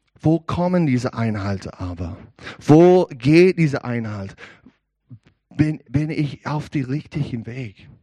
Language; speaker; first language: German; non-native, learner; English